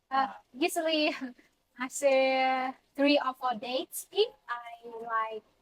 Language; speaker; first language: English; non-native, learner; Vietnamese